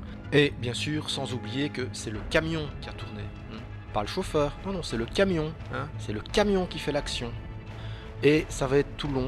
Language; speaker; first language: French; native; French